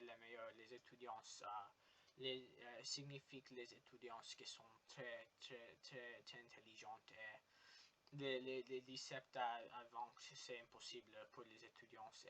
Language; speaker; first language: French; non-native, learner; English